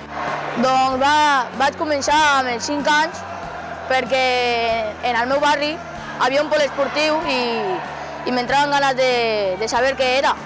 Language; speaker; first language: Catalan; non-native, local second language; Spanish